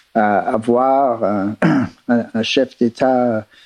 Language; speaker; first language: French; non-native, fluent; English